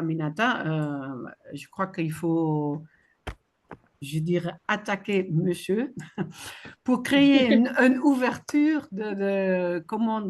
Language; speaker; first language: French; non-native, fluent; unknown